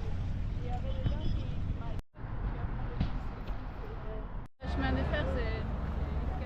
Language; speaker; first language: French; non-native, learner; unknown